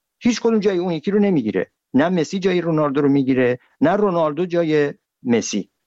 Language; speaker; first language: Persian; native; Persian